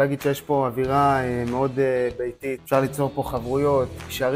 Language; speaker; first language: Hebrew; native; Hebrew